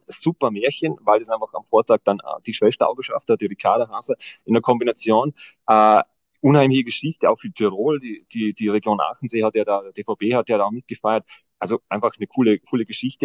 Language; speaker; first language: German; native; German